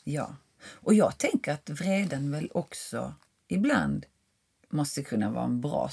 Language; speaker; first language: Swedish; native; Swedish